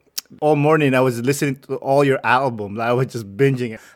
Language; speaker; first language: English; non-native, local second language; Filipino